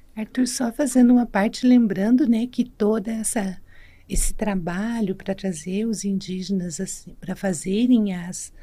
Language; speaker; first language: Portuguese; native; Portuguese